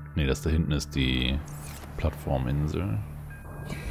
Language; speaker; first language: German; native; German